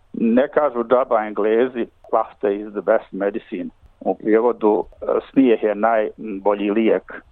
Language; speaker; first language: Bosnian; native; Bosnian